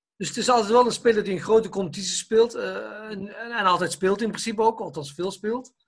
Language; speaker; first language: Dutch; early bilingual, other home language; Arabic